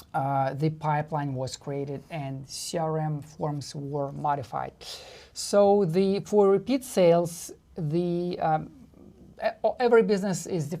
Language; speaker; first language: English; non-native, fluent; Russian